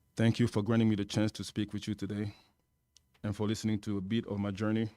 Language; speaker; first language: English; non-native, fluent; French